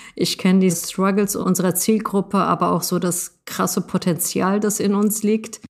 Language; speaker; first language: German; early bilingual, other home language; Arabic